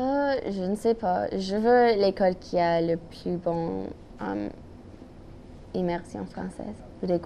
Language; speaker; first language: French; non-native, local second language; English